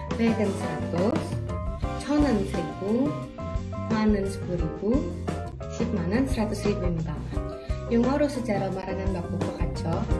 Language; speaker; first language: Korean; non-native, fluent; Indonesian